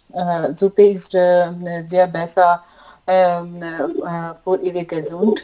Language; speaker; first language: German; non-native, learner; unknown